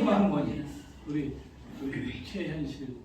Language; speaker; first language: Korean; native; Korean